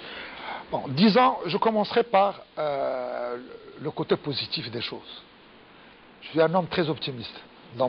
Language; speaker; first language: French; non-native, local second language; Arabic